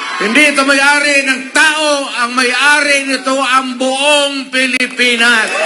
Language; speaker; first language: Filipino; non-native, local second language; Cebuano